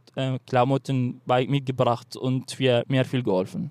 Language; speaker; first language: German; non-native, fluent; Arabic